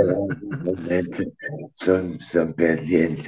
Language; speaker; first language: Spanish; non-native, fluent; Italian